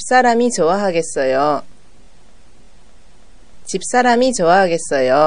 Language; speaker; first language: Korean; non-native, fluent; Japanese